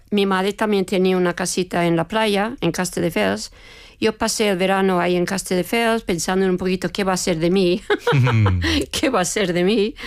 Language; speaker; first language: Spanish; early bilingual, other home language; English